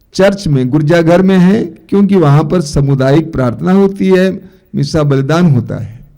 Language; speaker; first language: Hindi; non-native, local second language; Malayalam